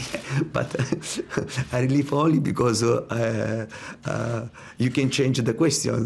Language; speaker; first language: English; non-native, fluent; Italian